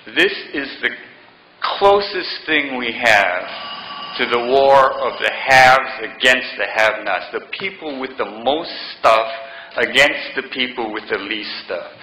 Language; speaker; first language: English; native; English